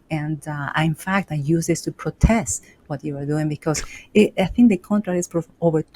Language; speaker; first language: English; non-native, fluent; Spanish